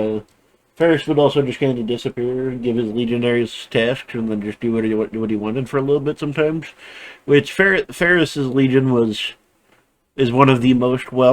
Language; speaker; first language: English; native; English